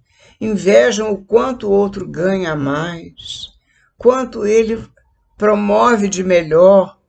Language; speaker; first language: Portuguese; native; Portuguese